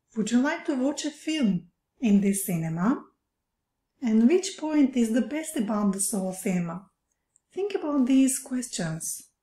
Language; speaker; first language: English; non-native, fluent; Turkish